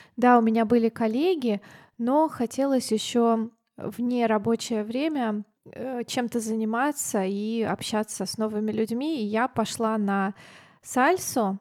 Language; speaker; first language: Russian; native; Russian